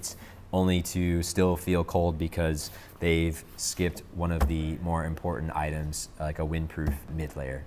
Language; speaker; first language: English; native; English